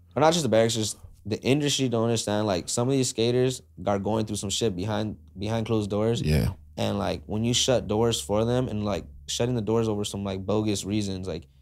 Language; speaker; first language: English; native; English